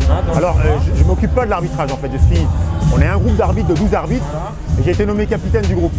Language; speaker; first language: French; native; French